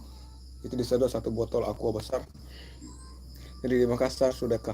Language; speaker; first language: Indonesian; native; Indonesian